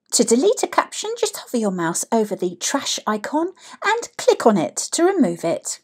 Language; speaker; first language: English; native; English